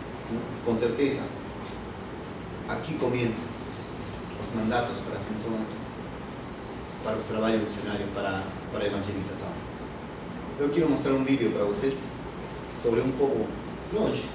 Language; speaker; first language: Portuguese; non-native, fluent; Spanish